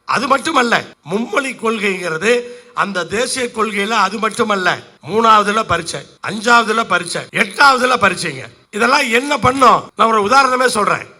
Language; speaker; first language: Tamil; native; Tamil